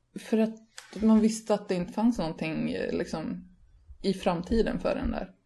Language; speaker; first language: Swedish; native; Swedish